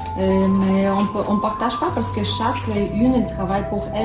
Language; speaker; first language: French; non-native, learner; Russian